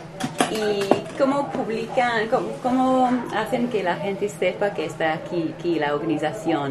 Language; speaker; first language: Spanish; non-native, fluent; English